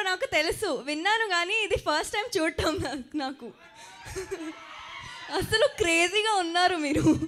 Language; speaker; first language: Telugu; non-native, fluent; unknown